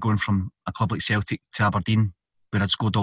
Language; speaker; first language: English; native; English